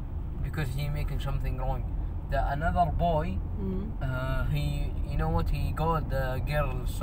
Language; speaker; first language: English; non-native, learner; Arabic